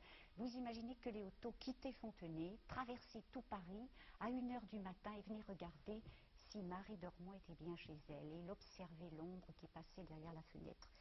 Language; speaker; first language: French; native; French